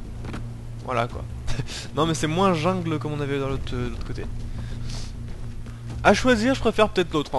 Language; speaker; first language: French; native; French